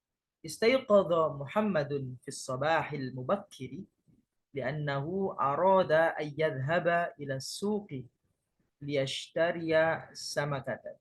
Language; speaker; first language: Arabic; non-native, fluent; Indonesian